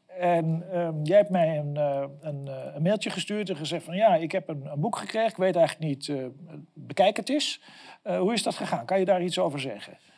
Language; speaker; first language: Dutch; native; Dutch